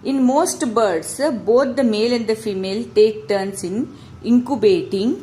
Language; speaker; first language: English; non-native, local second language; Kannada